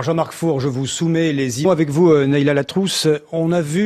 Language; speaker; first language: French; native; French